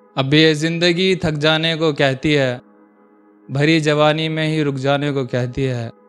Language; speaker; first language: Hindi; non-native, local second language; Urdu